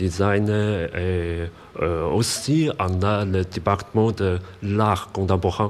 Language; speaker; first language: French; non-native, learner; Chinese